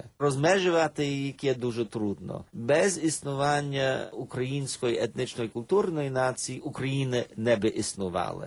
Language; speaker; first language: Ukrainian; early bilingual, heritage; Ukrainian